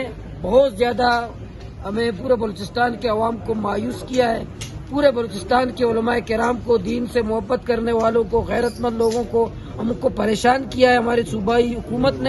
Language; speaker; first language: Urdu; non-native, local second language; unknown